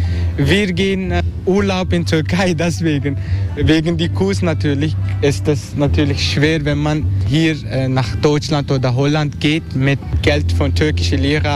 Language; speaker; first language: German; non-native, learner; Turkish